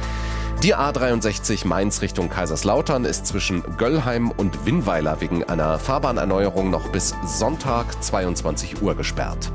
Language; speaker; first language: German; native; German